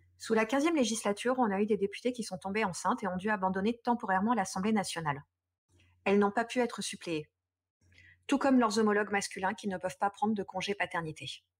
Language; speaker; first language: French; native; French